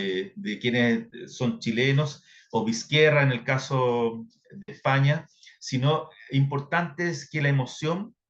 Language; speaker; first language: Spanish; native; Spanish